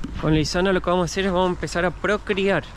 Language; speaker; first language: Spanish; native; Spanish